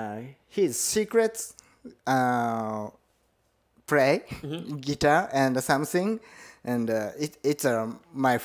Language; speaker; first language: English; non-native, learner; Japanese